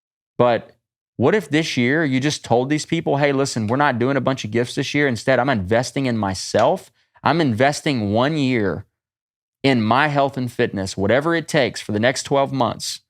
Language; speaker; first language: English; native; English